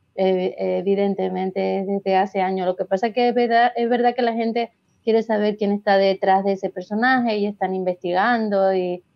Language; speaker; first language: Spanish; native; Spanish